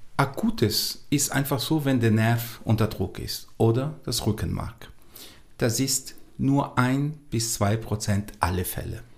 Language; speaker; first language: German; non-native, fluent; Portuguese